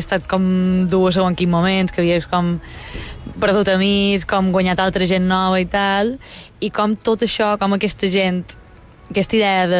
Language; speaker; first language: Catalan; native; Catalan